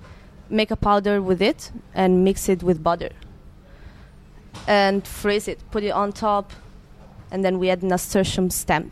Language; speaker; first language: English; non-native, fluent; Italian